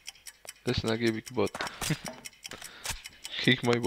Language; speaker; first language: English; non-native, learner; Spanish